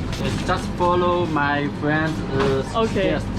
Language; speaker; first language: English; non-native, learner; Chinese